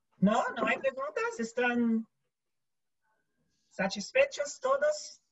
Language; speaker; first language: Spanish; non-native, learner; Portuguese